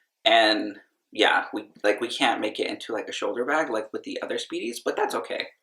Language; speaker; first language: English; native; English